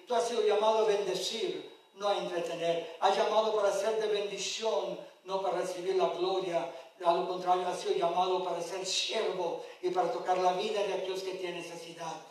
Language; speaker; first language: Spanish; early bilingual, heritage; Spanish